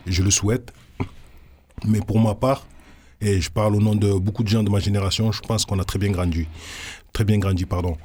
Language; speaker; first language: French; native; French